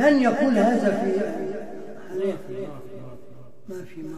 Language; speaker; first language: Arabic; native; Arabic